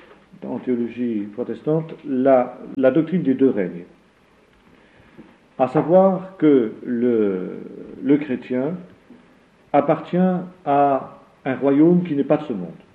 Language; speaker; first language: French; native; French